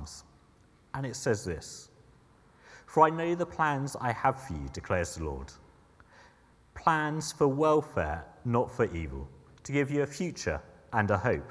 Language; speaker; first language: English; native; English